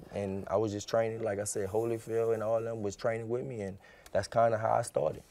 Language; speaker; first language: English; native; English